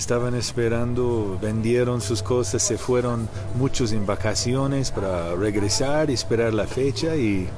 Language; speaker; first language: Spanish; non-native, learner; English